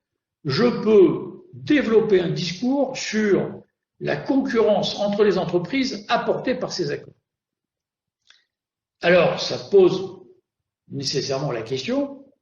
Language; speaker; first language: French; native; French